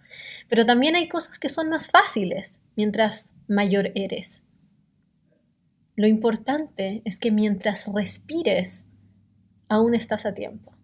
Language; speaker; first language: Spanish; native; Spanish